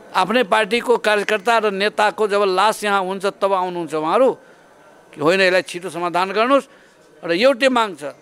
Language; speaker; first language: Nepali; non-native, local second language; Maithili